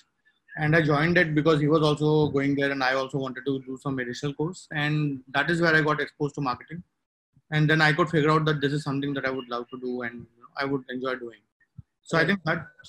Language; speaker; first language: English; non-native, local second language; Telugu